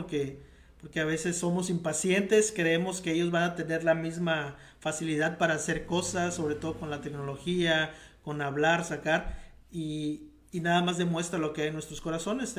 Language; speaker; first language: Spanish; native; Spanish